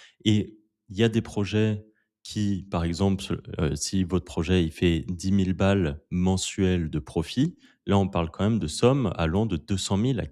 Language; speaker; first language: French; native; French